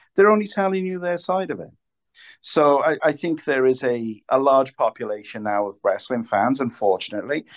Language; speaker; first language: English; native; English